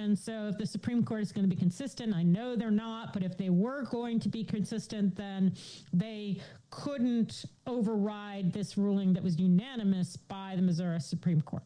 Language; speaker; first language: English; native; English